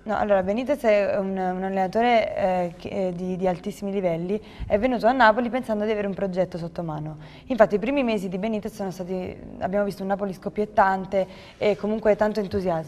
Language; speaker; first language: Italian; native; Italian